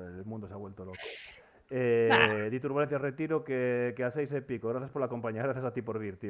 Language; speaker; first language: Spanish; native; Spanish